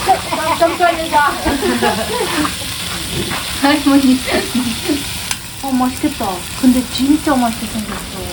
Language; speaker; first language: Korean; non-native, fluent; Ukrainian